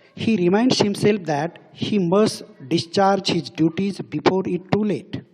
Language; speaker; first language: English; non-native, local second language; Marathi